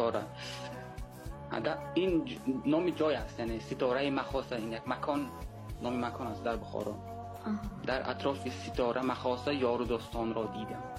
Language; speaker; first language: Persian; early bilingual, heritage; Tajik